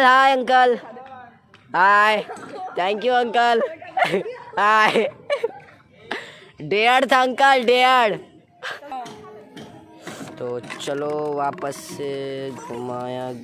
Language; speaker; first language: Hindi; native; Hindi